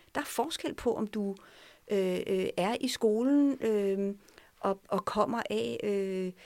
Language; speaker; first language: Danish; early bilingual, other home language; French